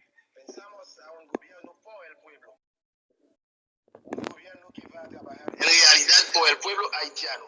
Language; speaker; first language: Spanish; non-native, fluent; Haitian Creole